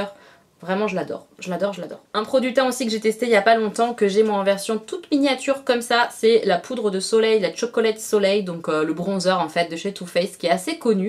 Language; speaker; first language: French; native; French